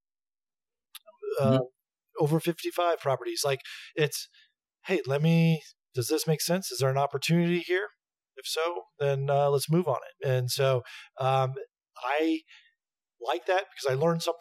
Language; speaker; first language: English; native; English